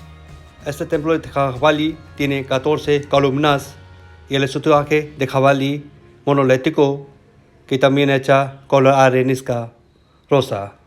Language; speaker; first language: Spanish; non-native, learner; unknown